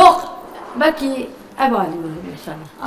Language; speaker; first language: Turkish; non-native, local second language; Arabic